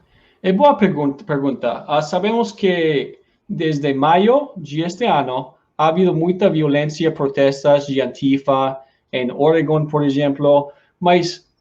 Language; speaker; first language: Portuguese; non-native, learner; Spanish